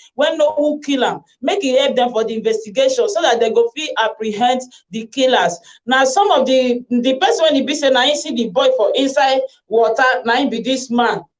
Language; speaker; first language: Nigerian Pidgin; native; Nigerian Pidgin